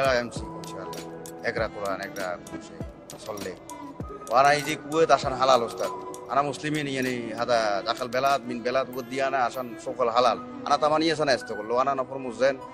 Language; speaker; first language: Arabic; non-native, learner; Bangla